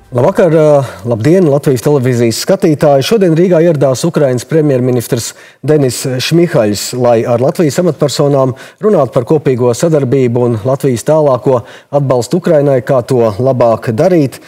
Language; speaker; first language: Latvian; native; Latvian